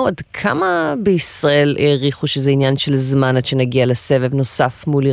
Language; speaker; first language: Hebrew; native; Hebrew